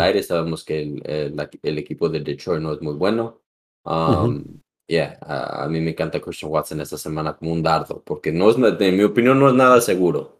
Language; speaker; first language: Spanish; early bilingual, heritage; Spanish